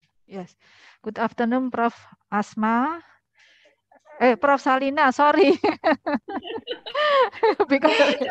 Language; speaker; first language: English; non-native, learner; Indonesian